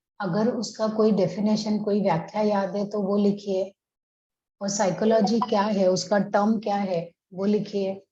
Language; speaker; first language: Hindi; non-native, local second language; Marathi